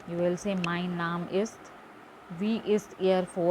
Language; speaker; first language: German; non-native, learner; Hindi